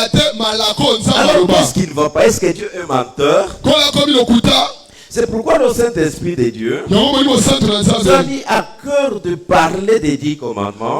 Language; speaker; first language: French; non-native, local second language; Luba-Lulua